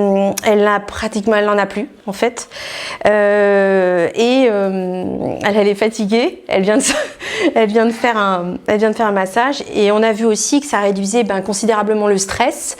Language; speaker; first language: French; native; French